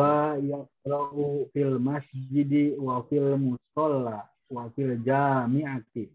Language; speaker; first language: Arabic; non-native, learner; Indonesian